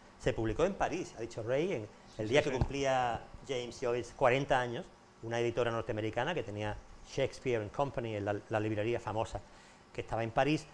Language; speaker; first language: Spanish; native; Spanish